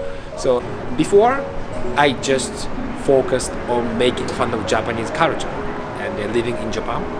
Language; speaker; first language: English; non-native, fluent; Japanese